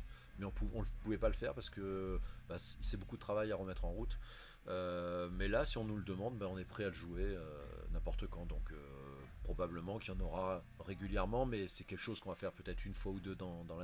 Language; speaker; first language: French; native; French